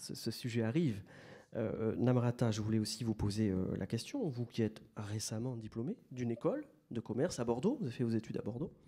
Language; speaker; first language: French; native; French